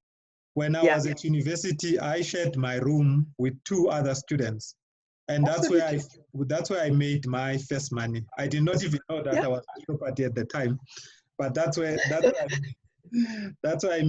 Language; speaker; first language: English; non-native, local second language; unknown